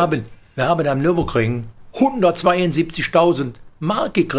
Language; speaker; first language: German; native; German